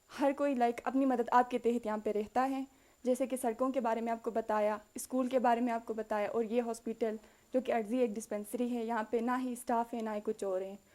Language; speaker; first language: Urdu; non-native, local second language; Khowar